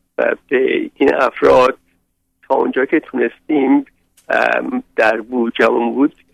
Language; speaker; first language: Persian; native; Persian